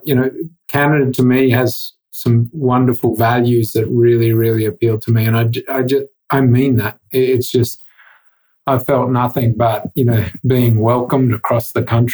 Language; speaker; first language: English; native; English